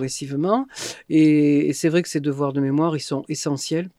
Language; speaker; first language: French; native; French